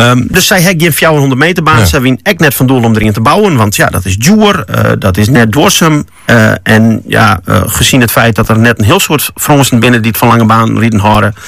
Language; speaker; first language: Dutch; non-native, local second language; Western Frisian